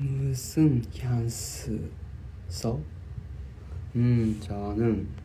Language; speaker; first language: Korean; non-native, learner; Japanese